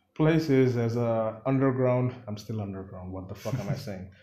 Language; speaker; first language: English; non-native, local second language; Bangla